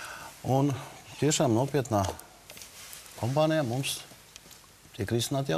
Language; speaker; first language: Latvian; native; Latvian